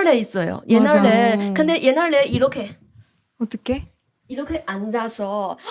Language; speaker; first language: Korean; non-native, learner; Chinese